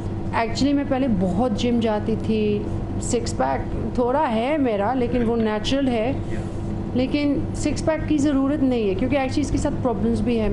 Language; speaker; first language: Hindi; non-native, fluent; English